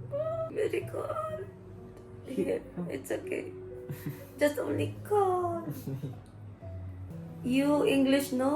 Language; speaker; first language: English; non-native, learner; Filipino